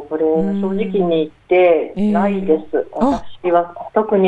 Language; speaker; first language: Japanese; native; Japanese